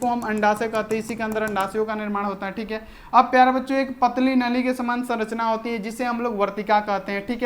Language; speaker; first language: Hindi; native; Hindi